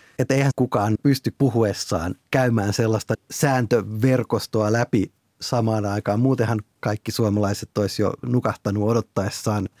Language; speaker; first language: Finnish; native; Finnish